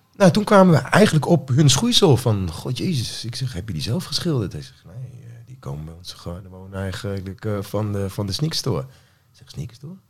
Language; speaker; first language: Dutch; native; Dutch